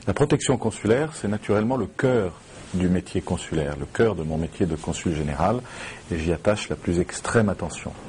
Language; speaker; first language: French; native; French